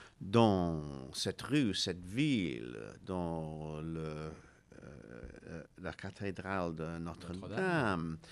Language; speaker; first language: French; non-native, learner; English